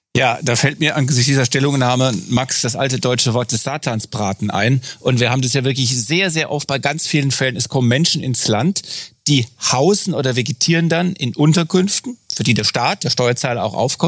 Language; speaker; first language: German; native; German